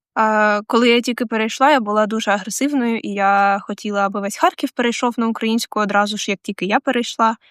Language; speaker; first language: Ukrainian; non-native, local second language; Russian